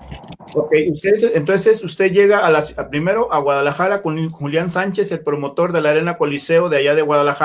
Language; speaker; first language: Spanish; native; Spanish